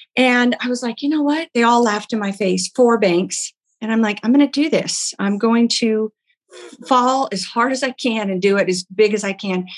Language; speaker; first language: English; native; English